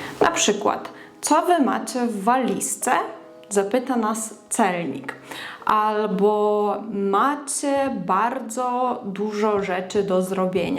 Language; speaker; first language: Polish; non-native, fluent; Ukrainian